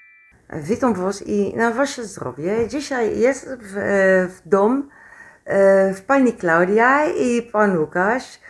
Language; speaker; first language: Polish; non-native, learner; Dutch